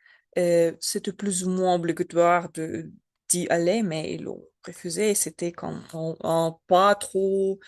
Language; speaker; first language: French; non-native, learner; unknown